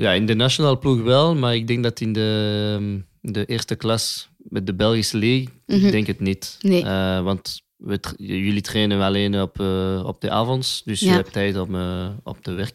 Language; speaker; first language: Dutch; non-native, local second language; French